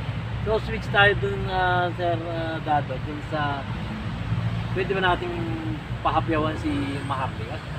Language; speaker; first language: Filipino; native; Filipino